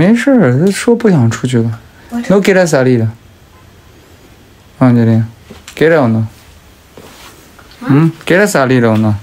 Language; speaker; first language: Chinese; native; Chinese